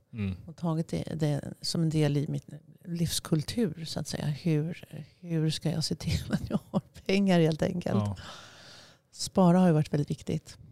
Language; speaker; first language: Swedish; native; Swedish